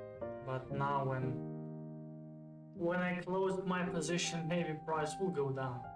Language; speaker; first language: English; non-native, fluent; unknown